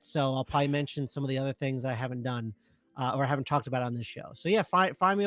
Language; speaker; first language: English; native; English